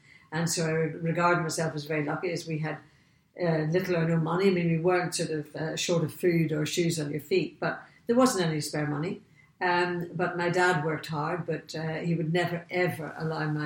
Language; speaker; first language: English; native; English